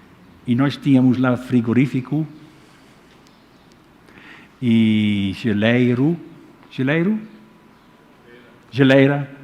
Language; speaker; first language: Portuguese; non-native, fluent; Dutch